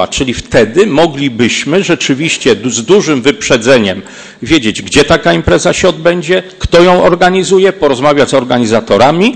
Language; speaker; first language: Polish; native; Polish